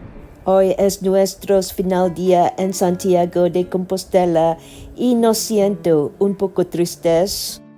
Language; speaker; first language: Spanish; non-native, learner; Malay